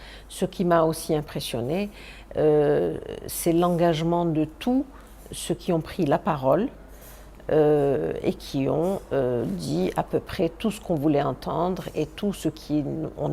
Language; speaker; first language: French; non-native, local second language; Arabic